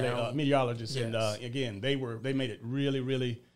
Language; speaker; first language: English; native; English